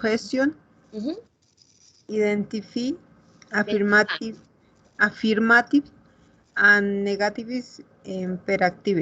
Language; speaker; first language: English; non-native, learner; Spanish